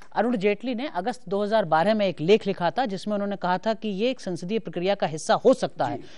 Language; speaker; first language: Hindi; native; Hindi